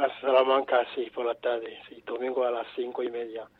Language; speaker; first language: Spanish; non-native, fluent; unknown